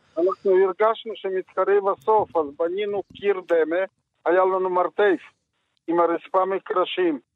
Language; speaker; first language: Hebrew; non-native, fluent; Yiddish